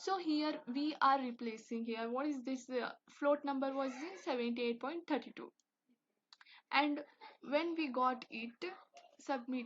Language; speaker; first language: English; non-native, local second language; Hindi